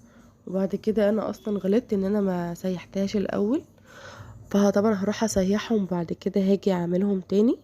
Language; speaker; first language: Arabic; native; Arabic